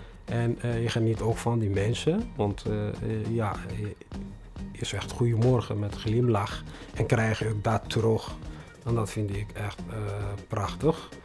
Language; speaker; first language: Dutch; non-native, fluent; Tigrinya